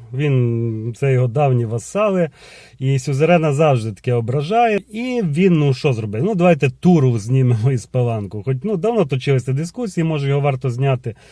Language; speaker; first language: Ukrainian; native; Ukrainian